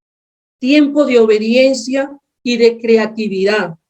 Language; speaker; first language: Spanish; native; Spanish